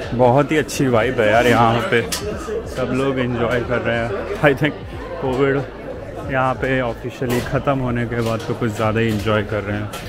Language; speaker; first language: Hindi; native; Hindi